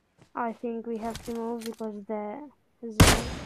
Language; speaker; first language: English; non-native, learner; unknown